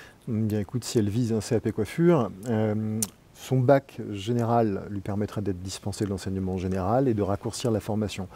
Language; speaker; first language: French; native; French